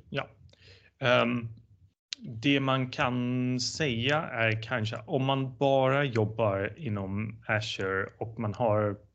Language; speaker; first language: Swedish; non-native, fluent; Dutch